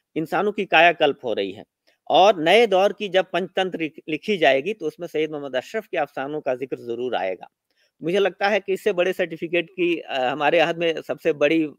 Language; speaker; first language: Urdu; native; Urdu